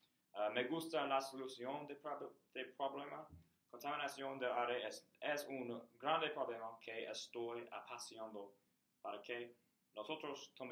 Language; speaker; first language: Spanish; non-native, learner; English